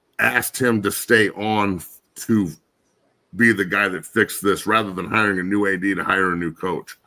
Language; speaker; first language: English; native; English